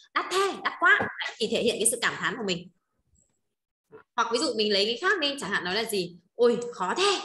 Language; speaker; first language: Vietnamese; native; Vietnamese